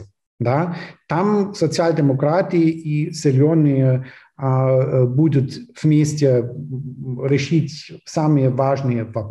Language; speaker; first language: Russian; non-native, fluent; German